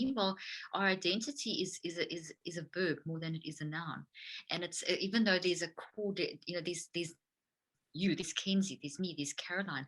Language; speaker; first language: English; native; English